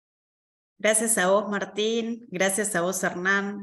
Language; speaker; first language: Spanish; native; Spanish